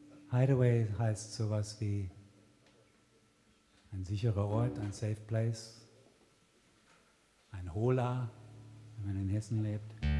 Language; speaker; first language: German; non-native, fluent; English